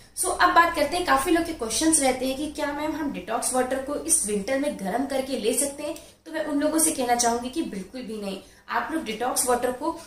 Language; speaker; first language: Hindi; native; Hindi